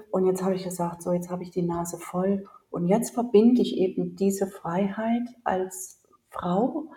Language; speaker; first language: German; native; German